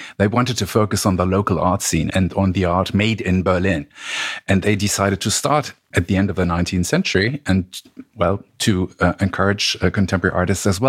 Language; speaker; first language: English; non-native, fluent; German